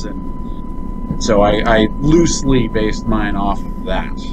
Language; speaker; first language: English; native; English